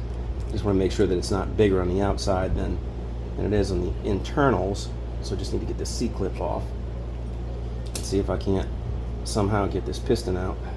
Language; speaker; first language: English; native; English